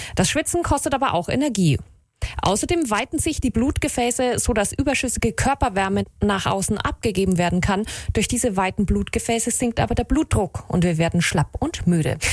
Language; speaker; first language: German; native; German